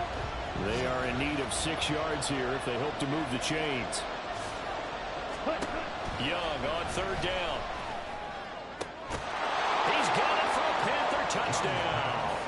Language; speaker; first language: English; native; English